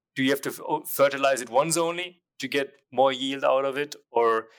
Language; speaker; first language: English; non-native, fluent; German